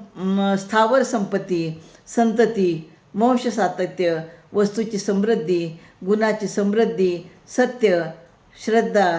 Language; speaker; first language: Marathi; native; Marathi